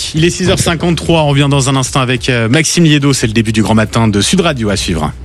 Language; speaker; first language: French; native; French